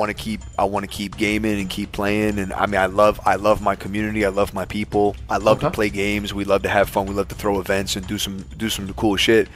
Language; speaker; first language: English; native; English